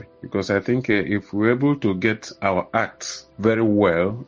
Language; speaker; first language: English; non-native, local second language; Igbo